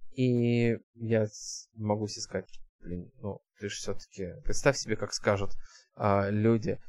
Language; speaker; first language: Russian; early bilingual, heritage; Russian